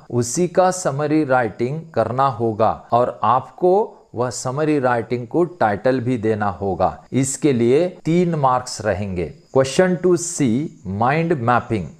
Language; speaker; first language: Hindi; non-native, local second language; Marathi